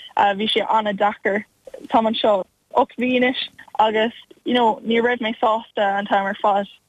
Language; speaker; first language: Irish; non-native, local second language; English